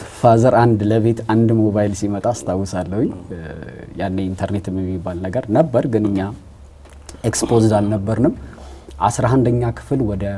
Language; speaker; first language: Amharic; native; Amharic